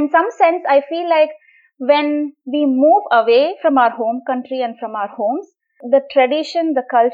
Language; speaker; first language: English; non-native, local second language; Tamil